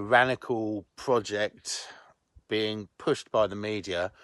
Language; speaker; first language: English; native; English